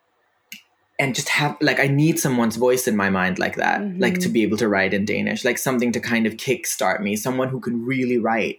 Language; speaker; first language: English; non-native, fluent; Danish